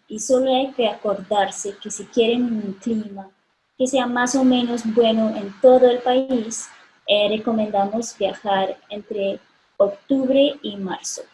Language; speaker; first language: Spanish; non-native, fluent; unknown